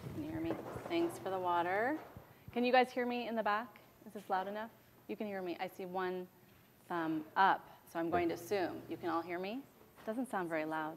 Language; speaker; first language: English; native; English